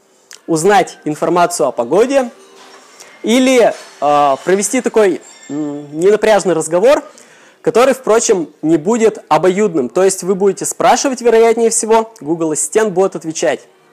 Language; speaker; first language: Russian; native; Russian